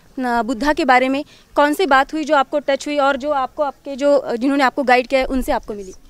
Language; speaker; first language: Hindi; non-native, local second language; Marathi